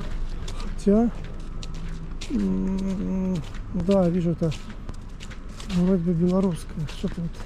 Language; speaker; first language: Russian; native; Russian